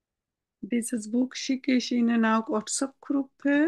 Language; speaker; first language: German; non-native, learner; Bangla